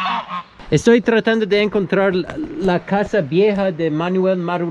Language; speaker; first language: Spanish; non-native, learner; English